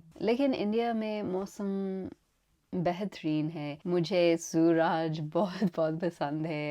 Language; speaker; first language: Hindi; non-native, learner; English